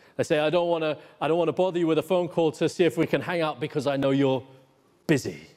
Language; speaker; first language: English; native; English